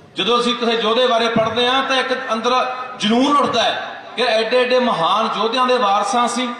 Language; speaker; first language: Punjabi; native; Punjabi